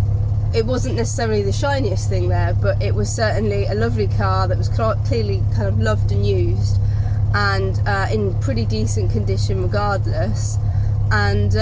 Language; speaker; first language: English; native; English